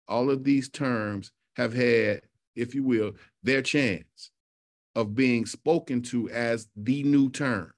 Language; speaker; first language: English; native; English